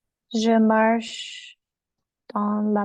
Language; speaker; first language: French; non-native, learner; English